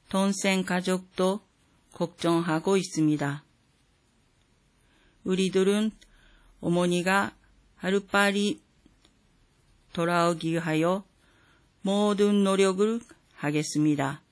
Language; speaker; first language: Korean; non-native, fluent; Japanese